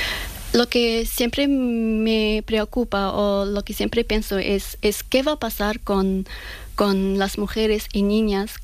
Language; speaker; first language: Spanish; non-native, fluent; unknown